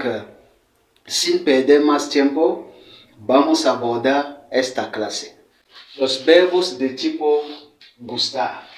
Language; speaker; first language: Spanish; non-native, fluent; French